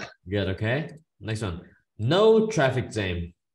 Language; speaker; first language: English; non-native, fluent; Vietnamese